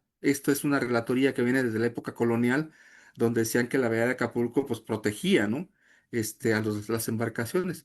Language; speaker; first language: Spanish; native; Spanish